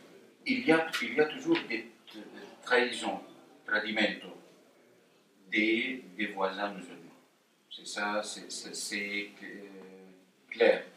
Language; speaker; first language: French; non-native, fluent; Arabic